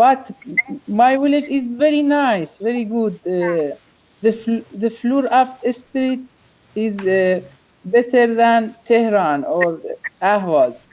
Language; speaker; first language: English; non-native, learner; Persian